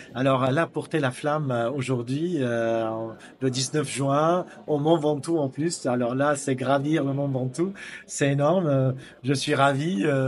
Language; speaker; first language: French; non-native, local second language; Armenian